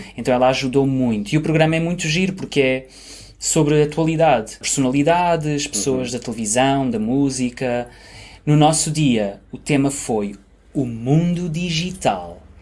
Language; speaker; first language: Portuguese; native; Portuguese